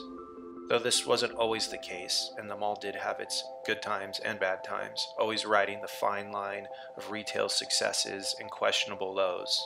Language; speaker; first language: English; native; English